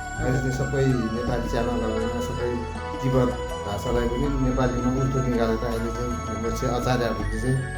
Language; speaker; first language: Nepali; non-native, local second language; Eastern Tamang